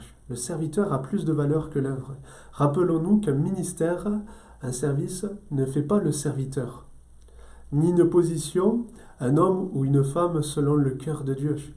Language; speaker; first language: French; native; French